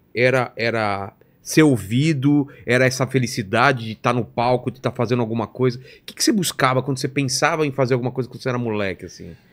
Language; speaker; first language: Portuguese; native; Portuguese